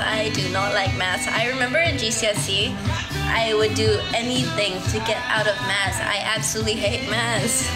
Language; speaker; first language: English; early bilingual, other home language; Thai